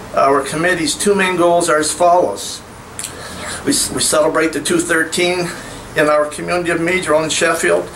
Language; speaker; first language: English; native; English